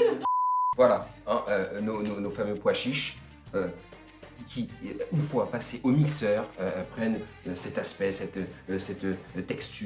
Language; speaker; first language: French; native; French